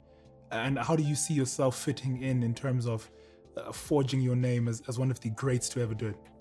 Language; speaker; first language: English; native; English